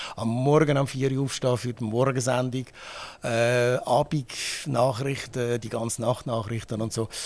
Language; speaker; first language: German; native; German